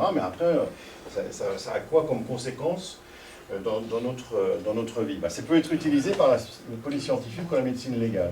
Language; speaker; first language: French; native; French